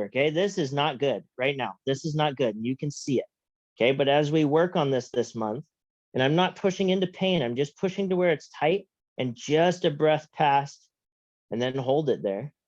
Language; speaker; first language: English; native; English